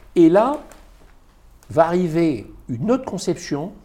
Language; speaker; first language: French; native; French